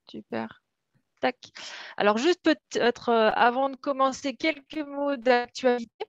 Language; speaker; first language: French; native; French